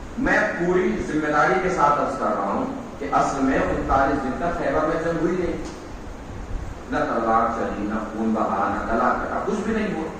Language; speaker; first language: Urdu; native; Urdu